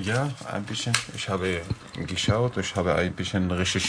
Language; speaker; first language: German; non-native, learner; Arabic